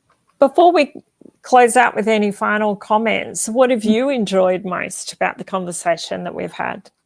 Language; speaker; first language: English; native; English